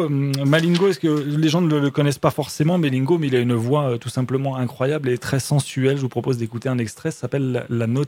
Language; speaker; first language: French; native; French